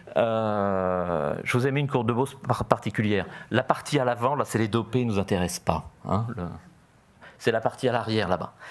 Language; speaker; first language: French; native; French